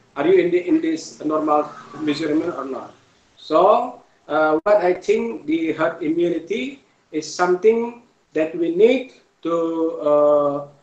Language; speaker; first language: English; non-native, fluent; Indonesian